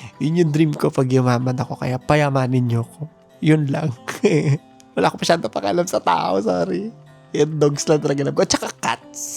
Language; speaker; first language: Filipino; native; Filipino